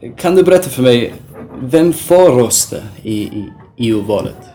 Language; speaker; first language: Swedish; non-native, learner; English